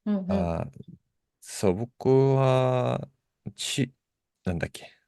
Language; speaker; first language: Japanese; non-native, fluent; Russian